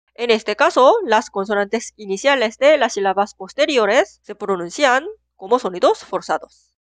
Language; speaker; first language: Spanish; non-native, fluent; Korean